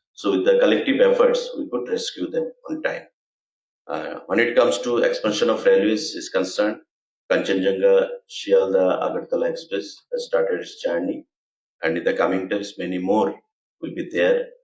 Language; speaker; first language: English; non-native, local second language; Bangla